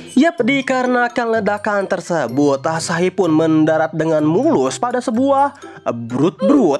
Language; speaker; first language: Indonesian; native; Indonesian